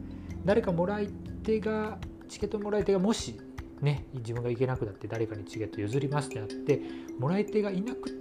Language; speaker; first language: Japanese; native; Japanese